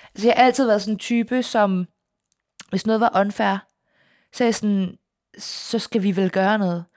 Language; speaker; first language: Danish; native; Danish